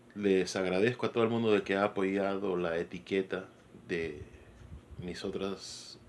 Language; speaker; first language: Spanish; early bilingual, heritage; Spanish